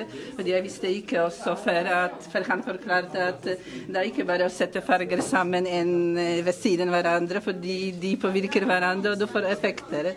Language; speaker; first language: Norwegian; non-native, learner; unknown